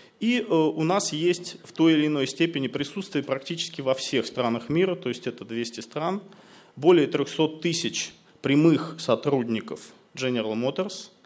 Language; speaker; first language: Russian; native; Russian